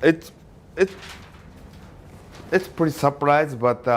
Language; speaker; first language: English; non-native, learner; Japanese